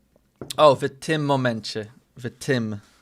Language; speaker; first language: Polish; non-native, learner; English